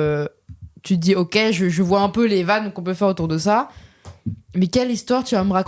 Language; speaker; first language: French; native; French